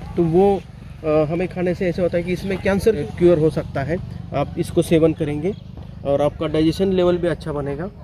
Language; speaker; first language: Hindi; non-native, local second language; Marathi